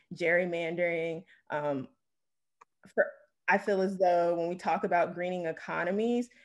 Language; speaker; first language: English; native; English